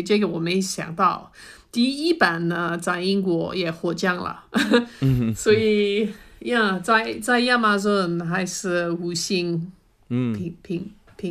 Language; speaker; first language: Chinese; non-native, fluent; English